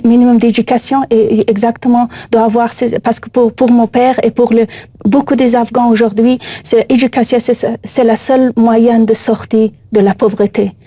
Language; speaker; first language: French; non-native, learner; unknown